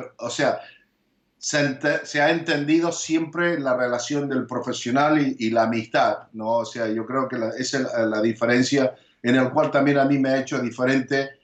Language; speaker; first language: Spanish; early bilingual, heritage; Spanish